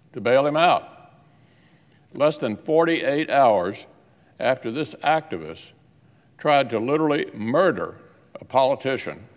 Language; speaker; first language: English; native; English